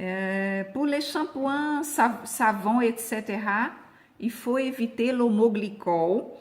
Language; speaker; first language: French; non-native, fluent; Portuguese